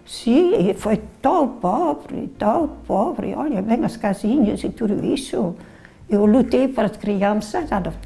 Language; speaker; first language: Portuguese; non-native, learner; Dutch